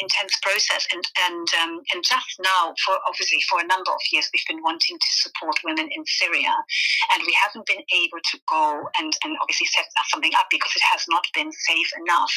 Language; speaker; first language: English; non-native, fluent; German